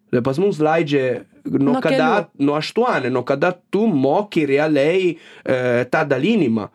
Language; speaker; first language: Lithuanian; non-native, fluent; Italian